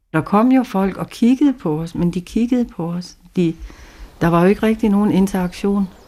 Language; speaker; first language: Danish; native; Danish